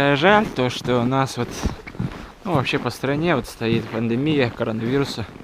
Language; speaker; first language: Russian; non-native, local second language; Yakut